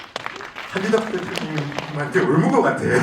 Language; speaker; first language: Korean; native; Korean